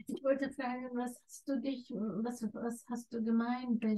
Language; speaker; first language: German; non-native, fluent; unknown